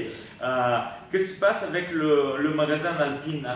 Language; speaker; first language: French; non-native, learner; Bulgarian